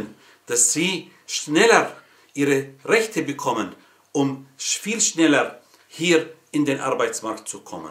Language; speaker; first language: German; non-native, fluent; Arabic